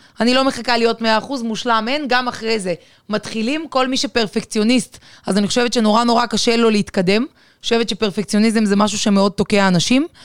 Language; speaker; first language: Hebrew; non-native, fluent; Russian